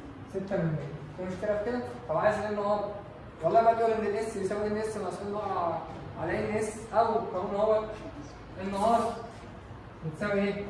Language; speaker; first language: Arabic; native; Arabic